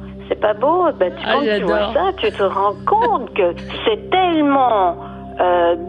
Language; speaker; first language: French; native; French